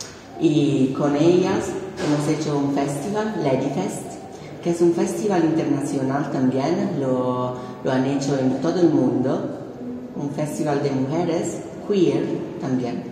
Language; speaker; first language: Spanish; non-native, fluent; Italian